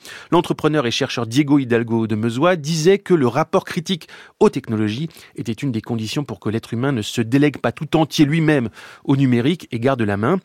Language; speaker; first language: French; native; French